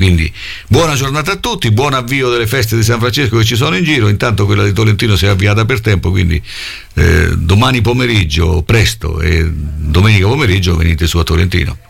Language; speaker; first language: Italian; native; Italian